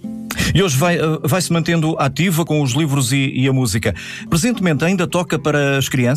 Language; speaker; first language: Portuguese; native; Portuguese